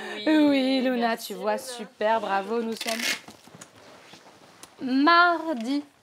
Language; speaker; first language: French; native; French